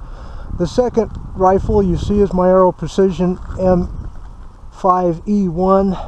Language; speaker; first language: English; native; English